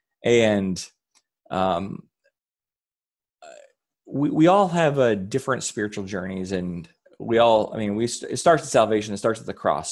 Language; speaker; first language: English; native; English